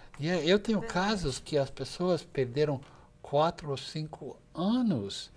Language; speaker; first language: Portuguese; non-native, fluent; English